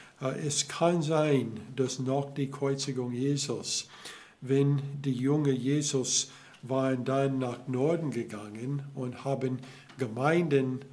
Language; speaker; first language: German; non-native, learner; English